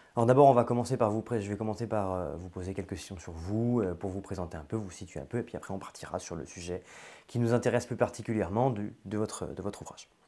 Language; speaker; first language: French; native; French